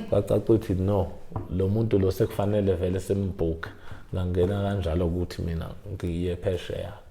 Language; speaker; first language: Zulu; native; Zulu